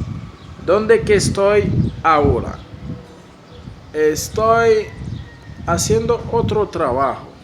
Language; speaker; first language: Spanish; non-native, learner; Haitian Creole